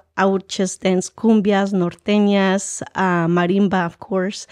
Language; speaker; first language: English; early bilingual, other home language; Spanish